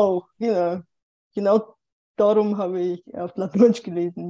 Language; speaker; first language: German; non-native, fluent; Bulgarian